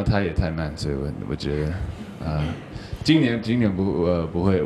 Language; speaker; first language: Chinese; early bilingual, heritage; English